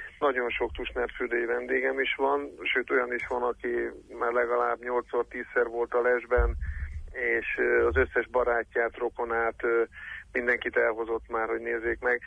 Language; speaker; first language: Hungarian; native; Hungarian